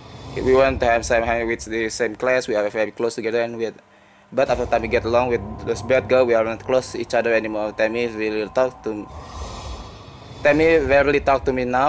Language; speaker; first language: English; non-native, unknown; Indonesian